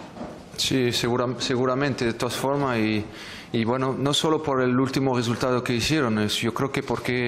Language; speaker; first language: Spanish; non-native, fluent; French